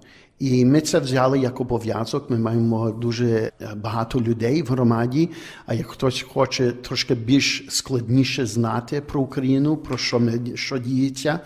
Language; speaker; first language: Ukrainian; early bilingual, heritage; Ukrainian